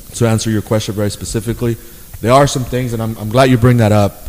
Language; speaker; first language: English; native; English